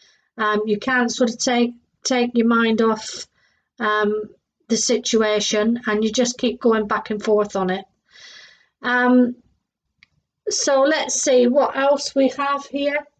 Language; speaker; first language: English; native; English